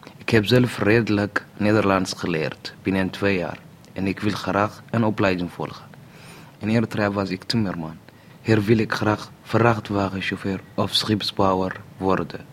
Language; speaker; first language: Dutch; non-native, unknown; Amharic